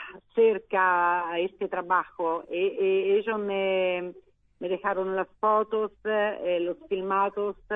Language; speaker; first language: Spanish; non-native, learner; Italian